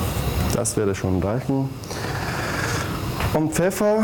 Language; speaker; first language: German; non-native, learner; Turkish